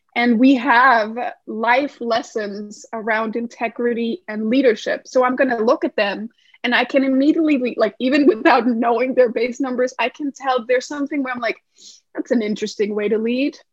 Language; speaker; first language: English; non-native, fluent; Danish